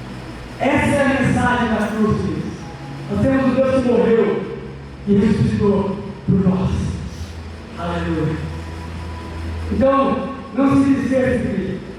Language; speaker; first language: Portuguese; native; Portuguese